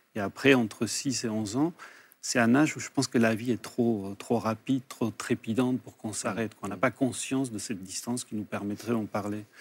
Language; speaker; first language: French; early bilingual, other home language; Spanish